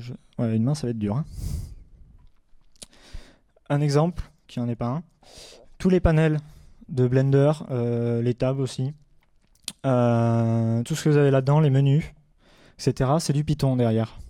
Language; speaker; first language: French; native; French